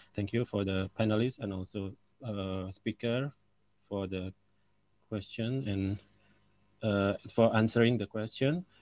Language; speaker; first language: English; non-native, local second language; Indonesian